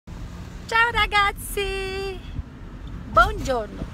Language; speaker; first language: Italian; non-native, learner; Portuguese